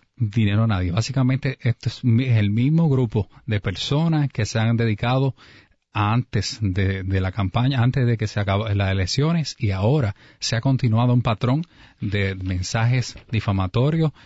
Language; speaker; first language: Spanish; native; Spanish